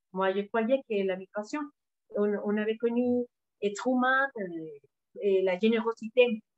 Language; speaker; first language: French; non-native, learner; Spanish